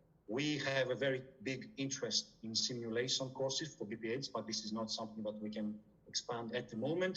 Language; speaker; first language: English; non-native, fluent; Greek